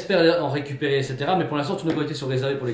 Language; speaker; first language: French; native; French